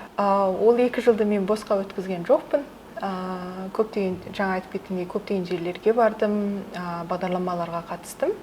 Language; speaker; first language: Kazakh; early bilingual, heritage; Kazakh